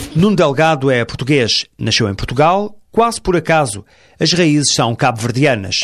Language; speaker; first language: Portuguese; native; Portuguese